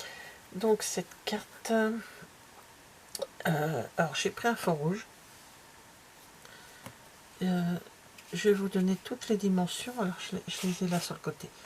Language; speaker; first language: French; native; French